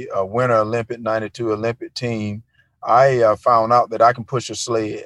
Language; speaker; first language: English; native; English